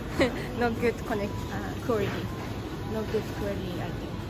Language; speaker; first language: English; non-native, learner; Japanese